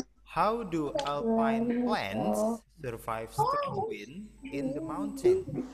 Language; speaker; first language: English; non-native, fluent; Indonesian